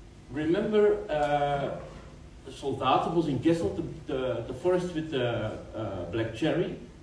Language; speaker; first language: English; non-native, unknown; Dutch